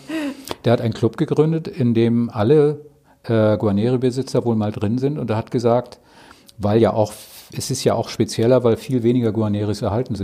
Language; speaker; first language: German; native; German